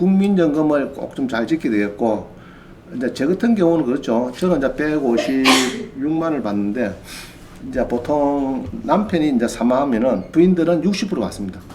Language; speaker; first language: Korean; native; Korean